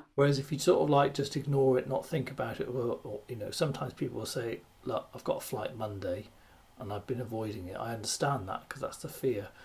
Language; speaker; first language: English; native; English